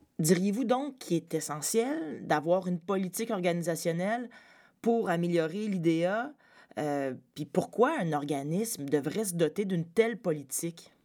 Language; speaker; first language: French; native; French